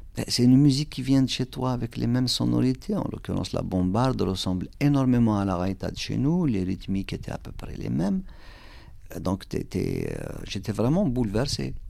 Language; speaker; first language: French; non-native, local second language; Kabyle